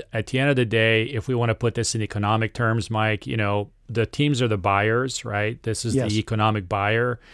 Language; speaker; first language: English; non-native, fluent; Serbian